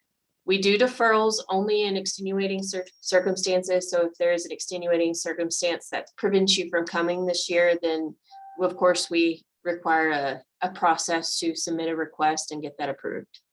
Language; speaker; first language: English; native; English